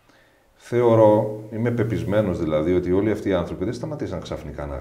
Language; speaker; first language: Greek; native; Greek